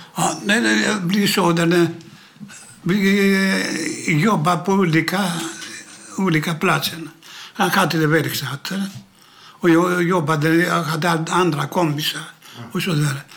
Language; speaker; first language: Swedish; non-native, learner; Greek